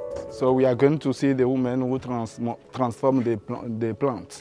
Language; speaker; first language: English; non-native, learner; Fon